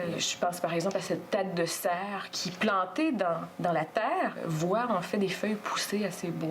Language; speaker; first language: French; native; French